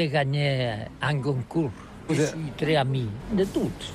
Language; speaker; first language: French; non-native, learner; Catalan